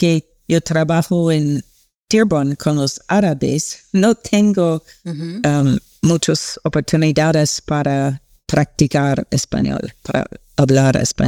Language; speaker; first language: Spanish; non-native, learner; English